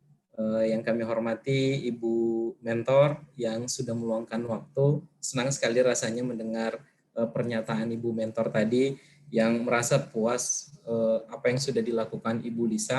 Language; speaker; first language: Indonesian; native; Indonesian